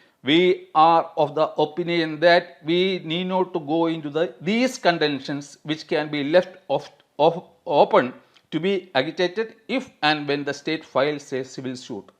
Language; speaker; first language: English; non-native, local second language; Malayalam